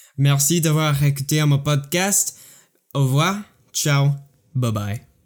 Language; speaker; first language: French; non-native, learner; English